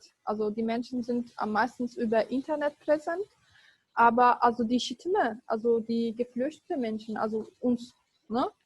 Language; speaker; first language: German; non-native, fluent; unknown